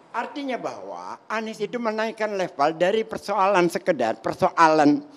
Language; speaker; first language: Indonesian; native; Indonesian